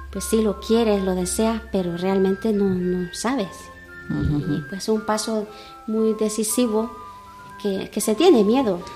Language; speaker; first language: Spanish; native; Spanish